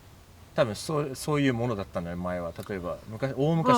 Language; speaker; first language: Japanese; native; Japanese